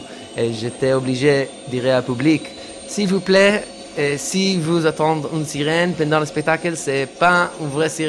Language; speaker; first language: French; non-native, learner; Hebrew